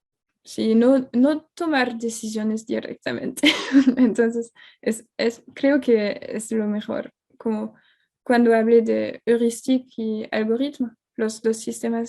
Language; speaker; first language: Spanish; non-native, fluent; French